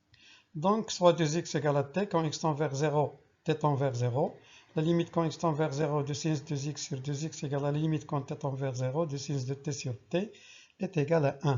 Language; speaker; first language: French; non-native, local second language; Arabic